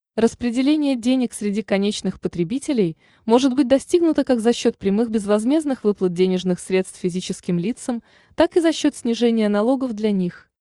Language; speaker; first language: Russian; non-native, local second language; Uzbek